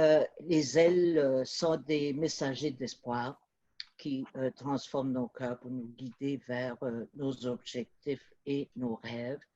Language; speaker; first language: French; native; French